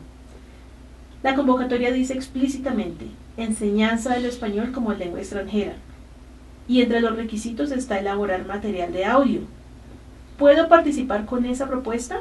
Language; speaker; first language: Spanish; native; Spanish